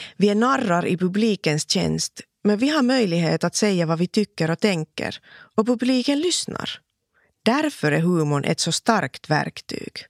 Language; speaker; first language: Swedish; non-native, local second language; Finnish